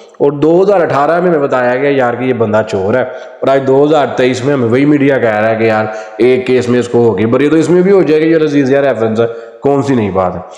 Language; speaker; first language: Urdu; non-native, local second language; Punjabi